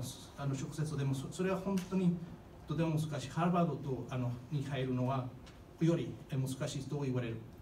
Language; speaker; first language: Japanese; non-native, fluent; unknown